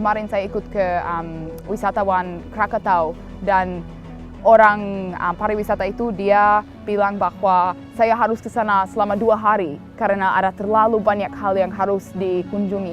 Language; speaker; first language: Indonesian; non-native, fluent; English